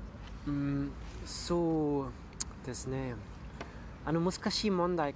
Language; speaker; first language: Japanese; non-native, learner; German